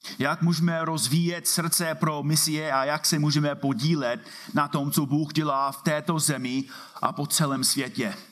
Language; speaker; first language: Czech; non-native, fluent; English